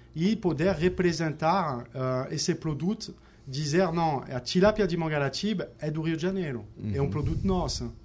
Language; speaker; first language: Portuguese; non-native, fluent; French